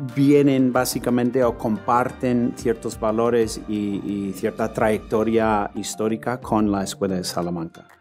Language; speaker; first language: Spanish; non-native, fluent; English